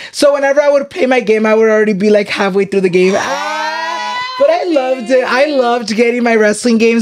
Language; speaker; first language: English; early bilingual, other home language; Spanish